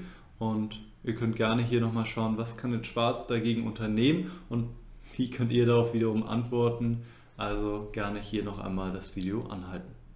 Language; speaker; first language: German; native; German